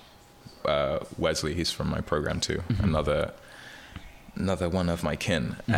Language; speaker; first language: English; native; English